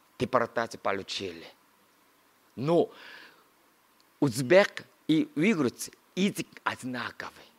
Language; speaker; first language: Russian; non-native, learner; Korean